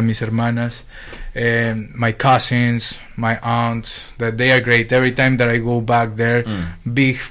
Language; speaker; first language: English; non-native, fluent; Spanish